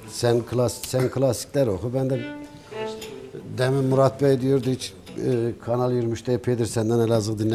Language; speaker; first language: Turkish; native; Turkish